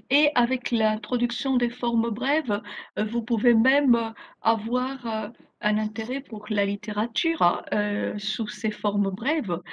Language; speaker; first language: French; non-native, fluent; Greek